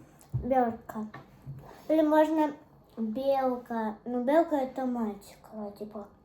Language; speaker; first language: Russian; early bilingual, other home language; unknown